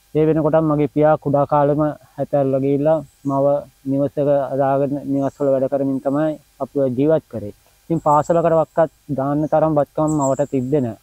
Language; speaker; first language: Sinhala; non-native, local second language; Tamil